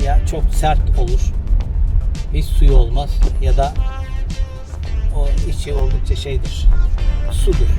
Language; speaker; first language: Turkish; native; Turkish